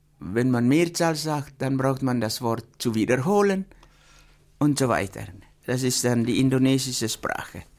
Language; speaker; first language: German; non-native, fluent; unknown